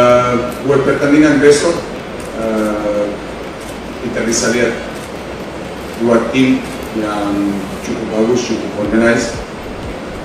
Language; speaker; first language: Indonesian; non-native, fluent; Serbian